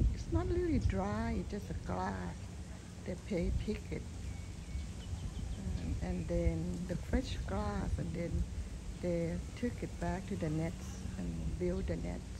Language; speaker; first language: English; non-native, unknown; Thai